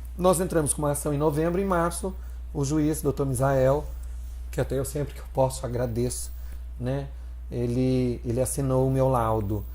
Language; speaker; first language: Portuguese; native; Portuguese